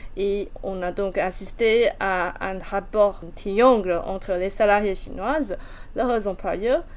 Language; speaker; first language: French; non-native, fluent; Chinese